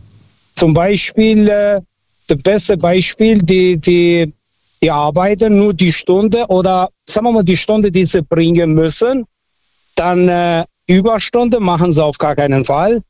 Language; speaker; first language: German; non-native, fluent; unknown